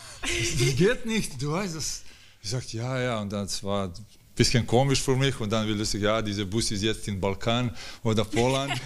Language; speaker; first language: German; non-native, learner; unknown